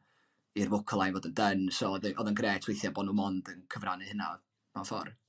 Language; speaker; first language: Welsh; native; Welsh